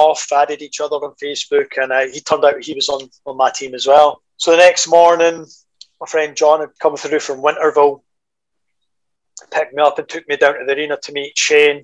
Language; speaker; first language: English; native; English